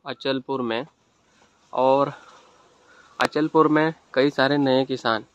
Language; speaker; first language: Hindi; non-native, local second language; Marathi